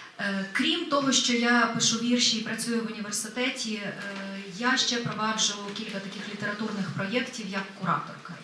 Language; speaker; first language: Ukrainian; native; Ukrainian